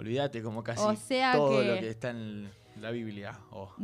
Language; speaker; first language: Spanish; native; Spanish